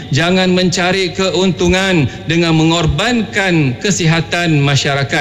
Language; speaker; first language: Malay; native; Malay